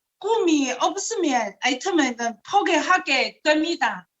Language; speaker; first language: Korean; non-native, learner; Chinese